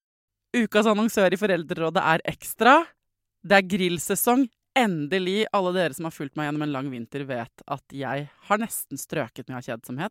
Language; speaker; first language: Norwegian; native; Norwegian